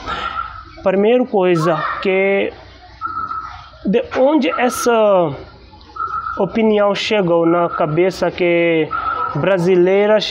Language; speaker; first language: Portuguese; non-native, learner; Hindi